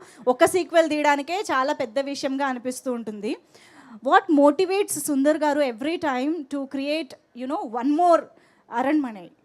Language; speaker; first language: Telugu; native; Telugu